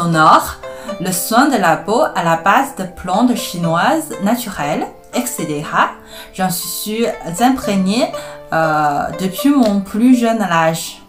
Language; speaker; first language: French; non-native, fluent; Chinese